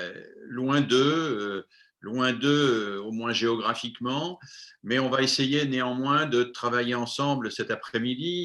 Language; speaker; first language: French; native; French